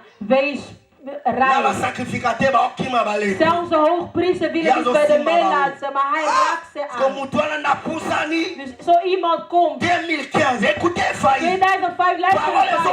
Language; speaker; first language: Dutch; non-native, fluent; Lingala